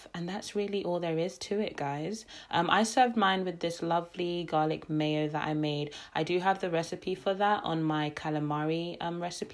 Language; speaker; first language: English; native; English